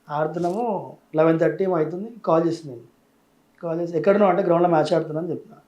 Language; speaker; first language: Telugu; native; Telugu